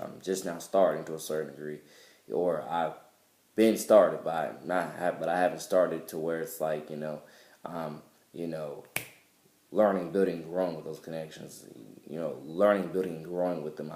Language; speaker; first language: English; native; English